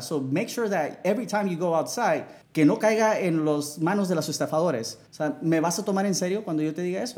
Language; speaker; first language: Spanish; early bilingual, heritage; Spanish